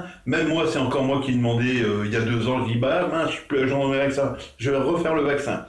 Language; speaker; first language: French; native; French